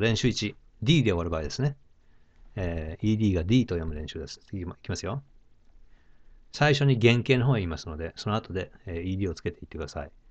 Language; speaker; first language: Japanese; native; Japanese